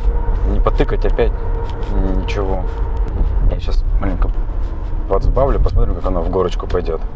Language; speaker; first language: Russian; native; Russian